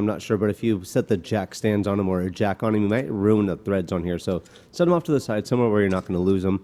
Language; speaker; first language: English; native; English